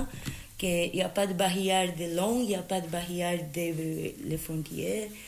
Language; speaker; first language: French; non-native, learner; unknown